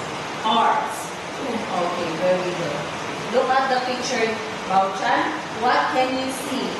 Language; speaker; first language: English; non-native, fluent; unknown